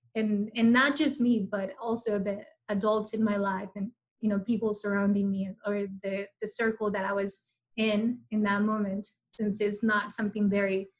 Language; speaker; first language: English; non-native, fluent; Spanish